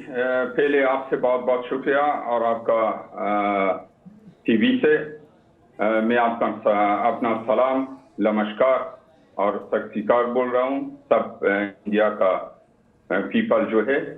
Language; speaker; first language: Hindi; non-native, learner; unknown